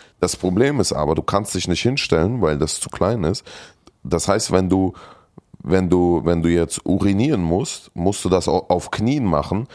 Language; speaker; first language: German; early bilingual, other home language; Russian